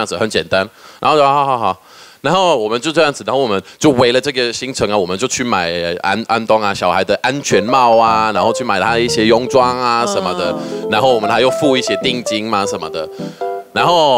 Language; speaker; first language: Chinese; non-native, fluent; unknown